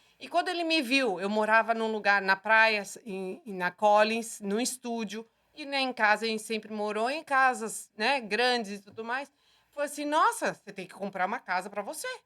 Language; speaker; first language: Portuguese; native; Portuguese